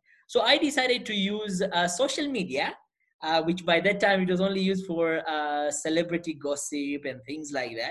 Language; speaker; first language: English; non-native, local second language; Gujarati